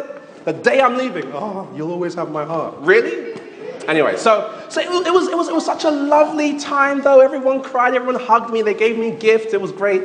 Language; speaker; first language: English; native; English